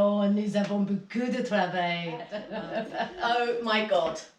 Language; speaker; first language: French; non-native, learner; English